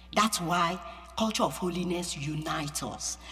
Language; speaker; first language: English; non-native, local second language; Yoruba